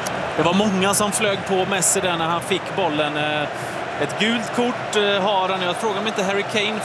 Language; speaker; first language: Swedish; native; Swedish